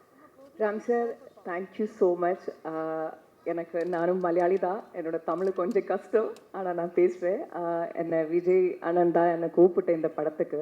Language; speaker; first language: Tamil; non-native, learner; Malayalam